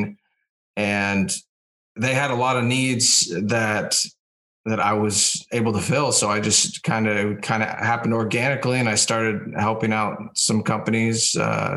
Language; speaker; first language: English; native; English